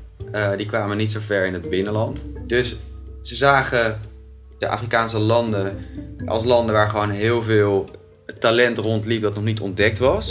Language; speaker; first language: Dutch; native; Dutch